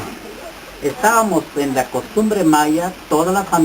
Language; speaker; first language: Spanish; non-native, local second language; Kʼicheʼ